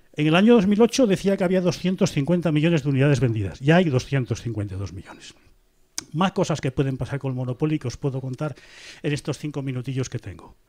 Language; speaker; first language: Spanish; native; Spanish